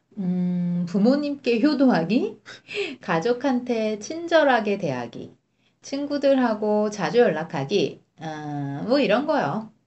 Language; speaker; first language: Korean; native; Korean